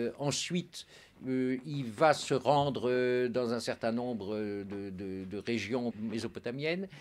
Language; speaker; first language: French; native; French